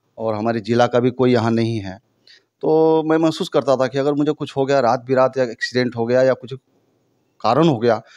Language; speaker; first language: Hindi; native; Hindi